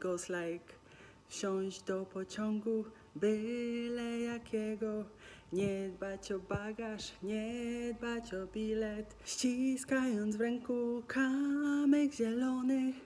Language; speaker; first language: Polish; early bilingual, heritage; Polish